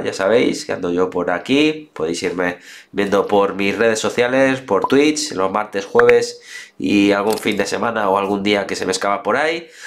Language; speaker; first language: Spanish; native; Spanish